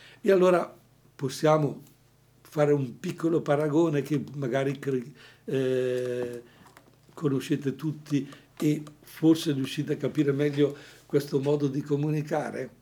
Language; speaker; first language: Italian; native; Italian